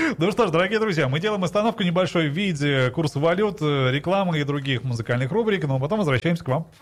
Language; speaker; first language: Russian; non-native, local second language; Tajik